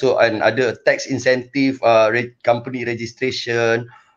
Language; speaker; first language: English; non-native, local second language; Malay